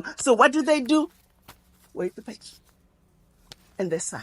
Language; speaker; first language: English; non-native, local second language; Shona